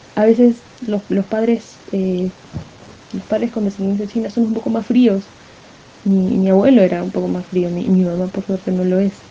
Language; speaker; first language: Spanish; native; Spanish